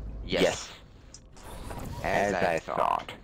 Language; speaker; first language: English; non-native, learner; German